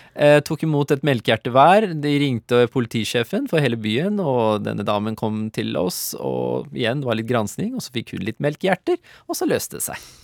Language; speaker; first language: Norwegian; early bilingual, other home language; Urdu